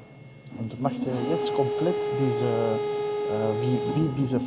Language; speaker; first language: German; non-native, learner; Bosnian